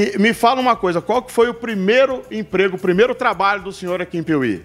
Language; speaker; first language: Portuguese; native; Portuguese